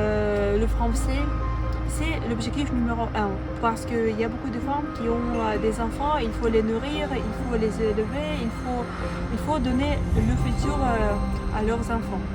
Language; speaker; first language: French; non-native, fluent; Russian